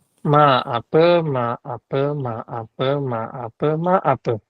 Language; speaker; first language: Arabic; non-native, fluent; Malay